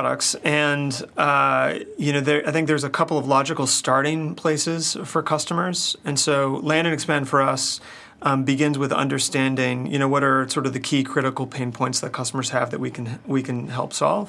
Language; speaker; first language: English; native; English